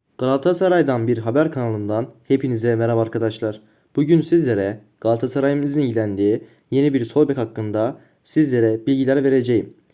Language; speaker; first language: Turkish; native; Turkish